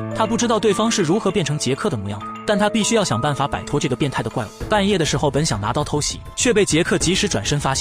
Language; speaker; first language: Chinese; native; Chinese